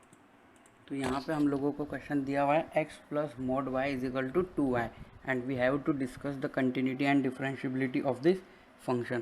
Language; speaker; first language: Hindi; native; Hindi